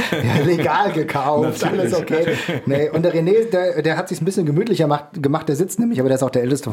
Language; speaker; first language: German; native; German